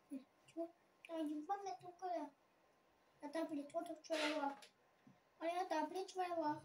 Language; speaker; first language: French; native; French